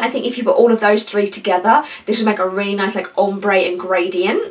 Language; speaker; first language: English; native; English